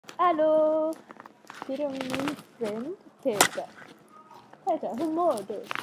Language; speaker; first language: Swedish; non-native, learner; English